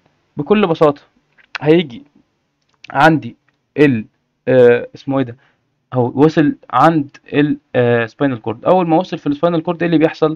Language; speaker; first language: Arabic; native; Arabic